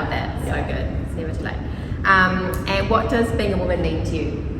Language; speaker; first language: English; native; English